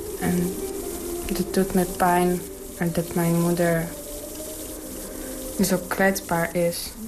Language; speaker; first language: Dutch; non-native, learner; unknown